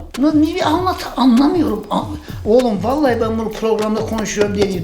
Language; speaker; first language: Turkish; native; Turkish